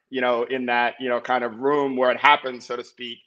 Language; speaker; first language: English; native; English